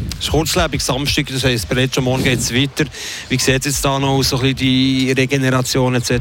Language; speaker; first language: German; native; German